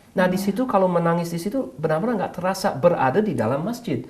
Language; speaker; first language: Indonesian; non-native, fluent; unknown